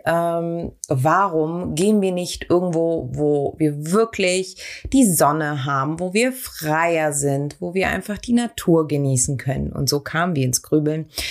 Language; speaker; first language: German; early bilingual, other home language; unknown